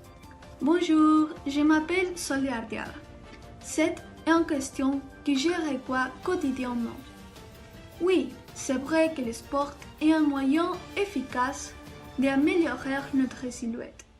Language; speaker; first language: French; non-native, learner; Spanish